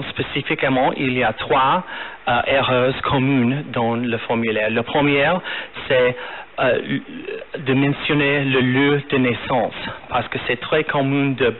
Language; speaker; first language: French; non-native, fluent; English